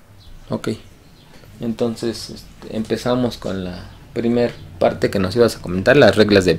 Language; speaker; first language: Spanish; native; Spanish